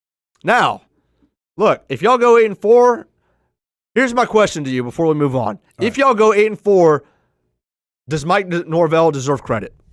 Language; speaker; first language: English; native; English